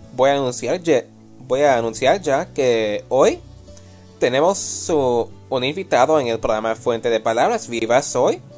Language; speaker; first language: Spanish; early bilingual, heritage; Spanish